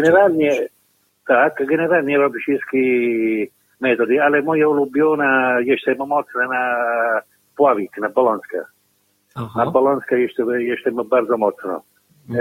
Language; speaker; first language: Polish; non-native, learner; Italian